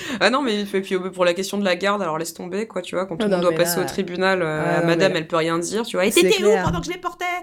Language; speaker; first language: French; native; French